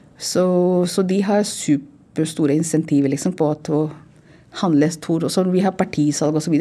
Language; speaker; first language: Norwegian; non-native, fluent; Hindi